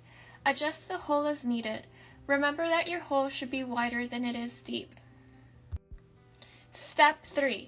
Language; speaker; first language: English; native; English